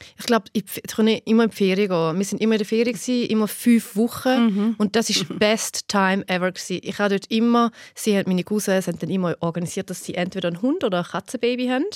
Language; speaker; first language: German; early bilingual, other home language; Albanian